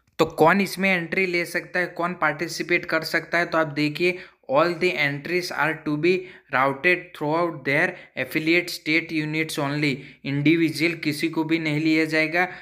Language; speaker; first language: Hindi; non-native, local second language; Gujarati